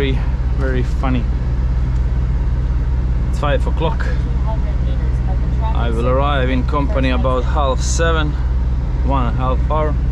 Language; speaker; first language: English; non-native, learner; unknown